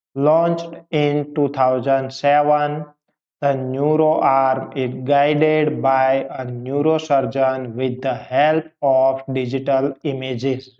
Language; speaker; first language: English; non-native, local second language; Gujarati